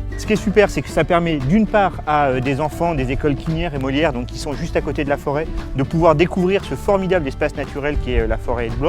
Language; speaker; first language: French; native; French